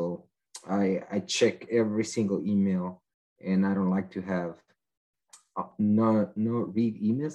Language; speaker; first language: English; non-native, fluent; Spanish